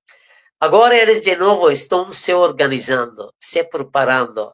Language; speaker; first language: Portuguese; non-native, fluent; Persian